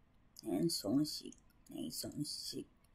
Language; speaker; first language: Cantonese; non-native, learner; Japanese